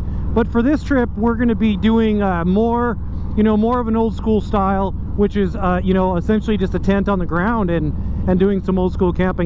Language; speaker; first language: English; native; English